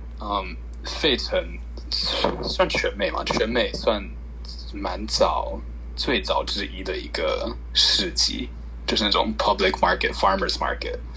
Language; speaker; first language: Chinese; early bilingual, heritage; Chinese